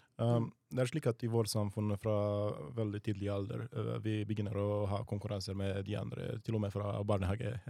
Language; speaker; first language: Norwegian; non-native, fluent; Romanian